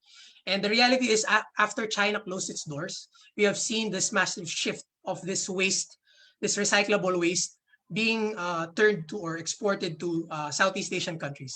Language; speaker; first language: English; non-native, local second language; Filipino